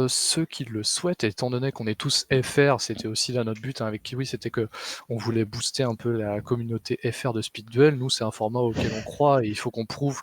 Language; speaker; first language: French; native; French